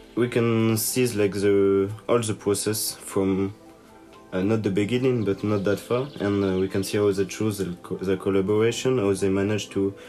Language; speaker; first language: English; non-native, learner; French